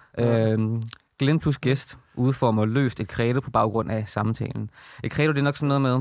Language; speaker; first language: Danish; native; Danish